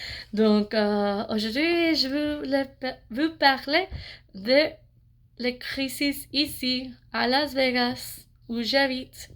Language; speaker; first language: French; non-native, fluent; English